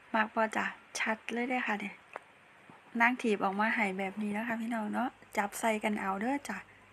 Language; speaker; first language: Thai; native; Thai